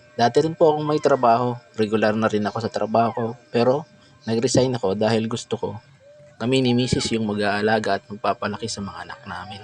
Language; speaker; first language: Filipino; non-native, local second language; Bikol